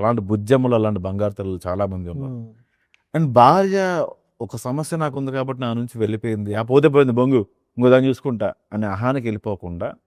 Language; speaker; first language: Telugu; native; Telugu